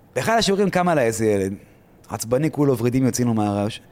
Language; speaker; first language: Hebrew; early bilingual, other home language; Arabic